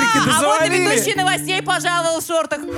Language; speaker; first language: Russian; native; Russian